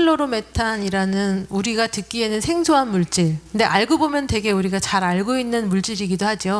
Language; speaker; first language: Korean; native; Korean